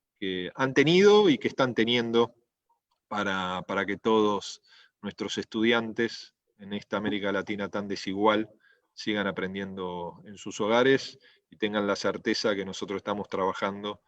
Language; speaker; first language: Spanish; native; Spanish